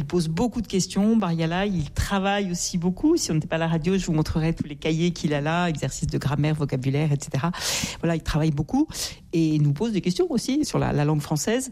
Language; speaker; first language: French; native; French